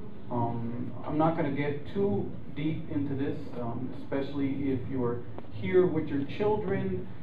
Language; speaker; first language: English; early bilingual, other home language; Spanish